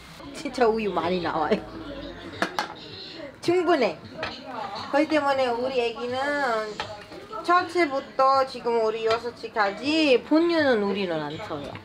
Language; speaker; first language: Korean; non-native, learner; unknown